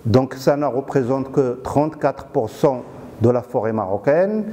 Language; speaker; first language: French; non-native, local second language; Arabic